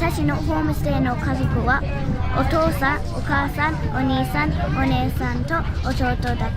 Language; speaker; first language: Japanese; non-native, learner; English